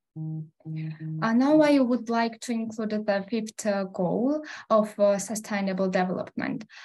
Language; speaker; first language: English; non-native, learner; Georgian